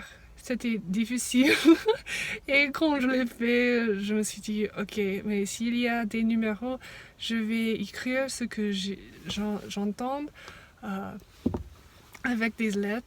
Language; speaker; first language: French; non-native, fluent; English